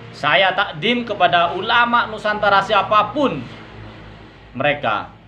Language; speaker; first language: Indonesian; non-native, local second language; Madurese